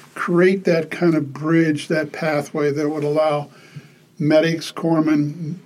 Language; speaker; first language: English; native; English